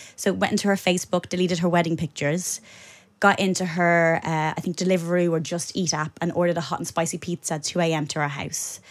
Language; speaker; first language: English; native; English